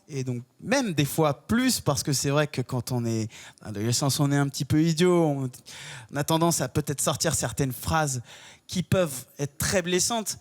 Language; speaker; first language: French; native; French